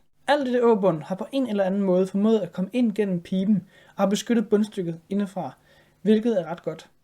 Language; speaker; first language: Danish; native; Danish